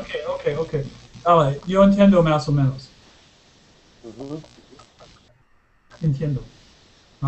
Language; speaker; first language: Spanish; non-native, learner; English